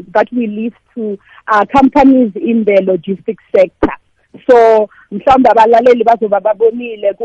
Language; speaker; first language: South Ndebele; non-native, local second language; Venda